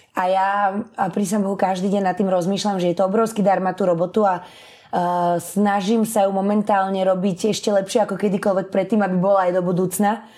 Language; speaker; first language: Slovak; early bilingual, other home language; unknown